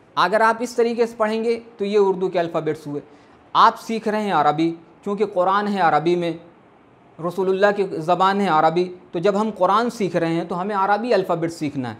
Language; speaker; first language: Urdu; native; Urdu